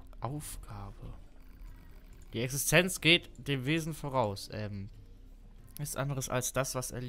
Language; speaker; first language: German; native; German